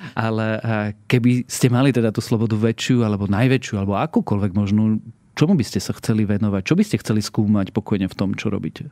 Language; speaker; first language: Slovak; native; Slovak